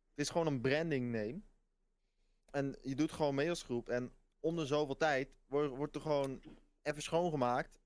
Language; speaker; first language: Dutch; native; Dutch